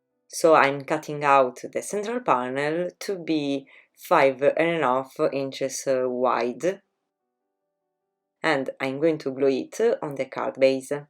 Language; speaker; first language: English; non-native, fluent; Italian